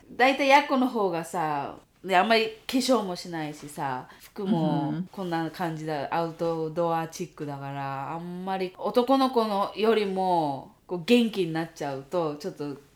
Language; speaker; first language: Japanese; early bilingual, heritage; Japanese